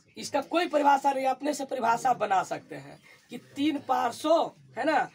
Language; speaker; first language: Hindi; native; Hindi